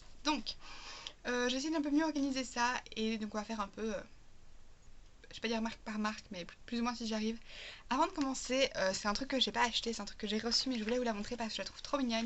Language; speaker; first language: French; native; French